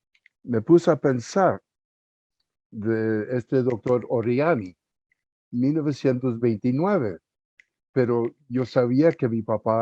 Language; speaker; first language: Spanish; early bilingual, heritage; Spanish